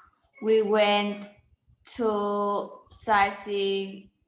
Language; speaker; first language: English; non-native, learner; Vietnamese